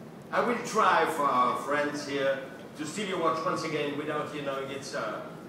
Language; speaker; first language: English; non-native, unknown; German